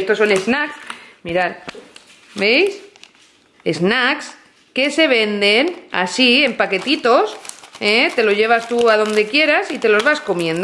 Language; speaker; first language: Spanish; native; Spanish